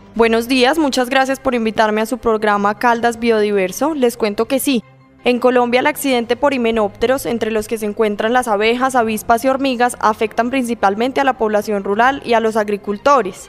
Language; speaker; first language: Spanish; native; Spanish